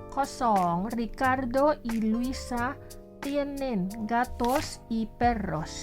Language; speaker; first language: Spanish; non-native, learner; Thai